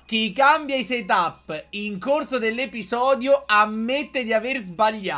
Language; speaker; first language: Italian; native; Italian